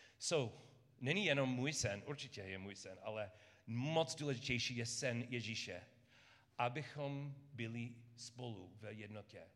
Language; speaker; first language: Czech; non-native, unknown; English